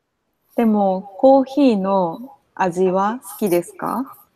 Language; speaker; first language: Japanese; non-native, fluent; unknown